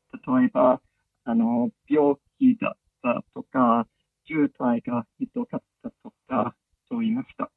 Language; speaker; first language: Japanese; non-native, learner; English